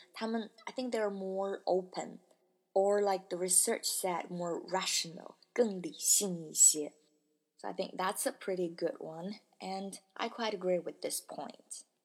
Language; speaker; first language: English; non-native, fluent; Chinese